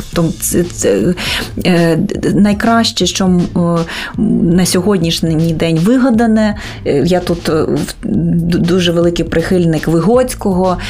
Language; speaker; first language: Ukrainian; native; Ukrainian